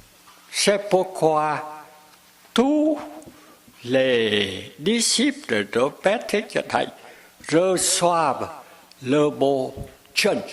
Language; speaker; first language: French; non-native, fluent; Vietnamese